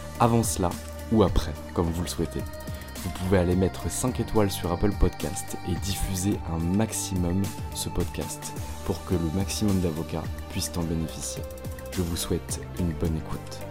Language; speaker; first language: French; native; French